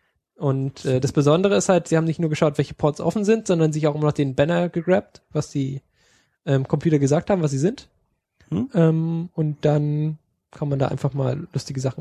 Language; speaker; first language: German; native; German